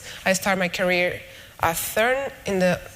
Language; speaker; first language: English; non-native, fluent; Spanish